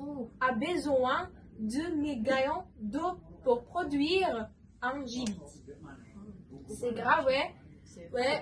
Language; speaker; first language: French; non-native, learner; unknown